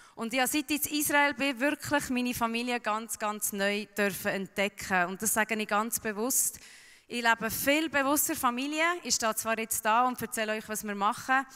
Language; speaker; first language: German; early bilingual, heritage; Swiss German